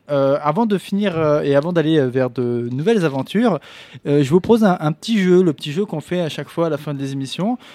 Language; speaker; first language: French; native; French